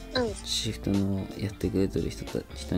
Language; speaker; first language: Japanese; native; Japanese